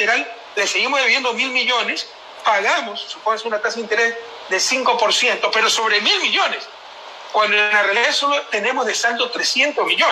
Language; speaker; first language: Spanish; native; Spanish